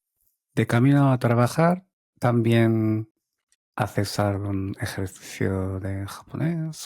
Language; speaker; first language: Spanish; non-native, fluent; Japanese